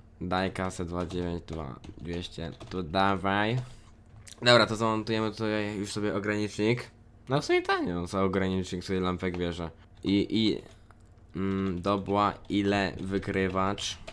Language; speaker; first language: Polish; native; Polish